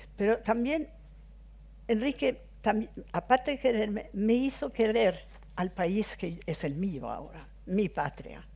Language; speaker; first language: Spanish; non-native, fluent; Swedish